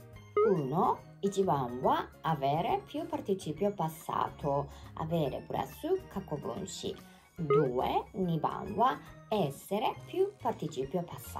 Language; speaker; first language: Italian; non-native, fluent; Japanese